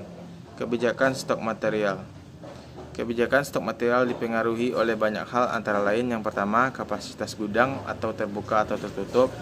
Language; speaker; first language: Indonesian; native; Indonesian